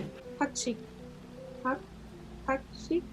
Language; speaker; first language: Korean; non-native, learner; French